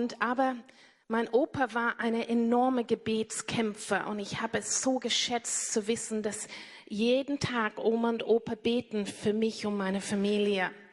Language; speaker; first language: German; non-native, fluent; English